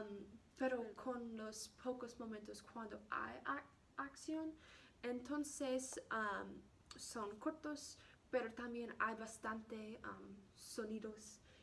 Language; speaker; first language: Spanish; non-native, learner; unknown